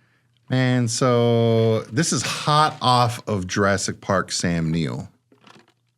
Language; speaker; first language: English; native; English